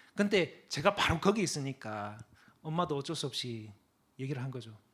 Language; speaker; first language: Korean; early bilingual, other home language; English